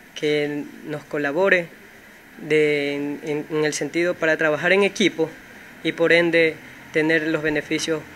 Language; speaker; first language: Spanish; native; Spanish